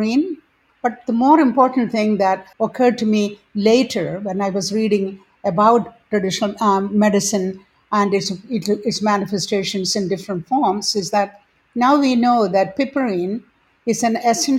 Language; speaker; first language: English; non-native, local second language; Malayalam